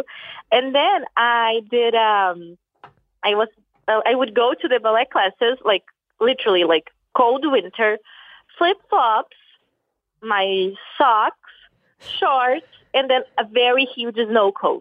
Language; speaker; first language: English; non-native, fluent; Portuguese